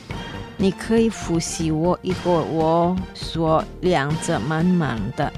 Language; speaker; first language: Chinese; non-native, fluent; Indonesian